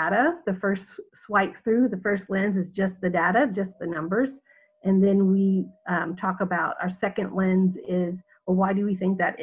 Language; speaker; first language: English; native; English